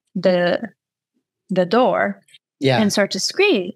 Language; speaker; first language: English; non-native, fluent; Portuguese